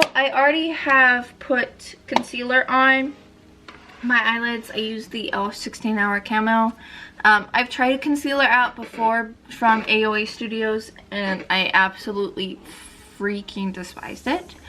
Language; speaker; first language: English; native; English